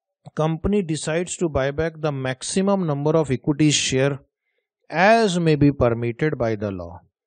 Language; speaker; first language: English; non-native, local second language; Hindi